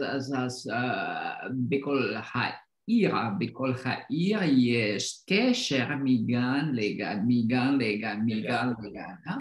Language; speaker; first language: Hebrew; non-native, learner; Indonesian